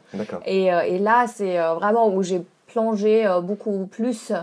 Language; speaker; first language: French; non-native, fluent; German